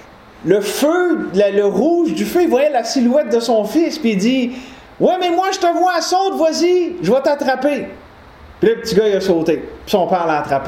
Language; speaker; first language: French; native; French